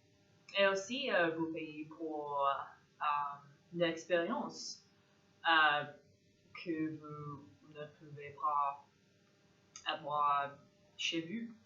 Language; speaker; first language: French; non-native, learner; English